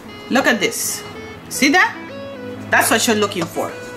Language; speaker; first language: English; non-native, fluent; Spanish